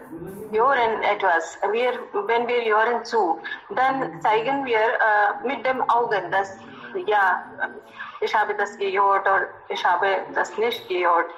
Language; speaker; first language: German; non-native, learner; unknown